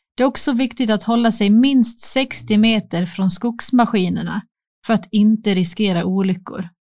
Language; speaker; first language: Swedish; native; Swedish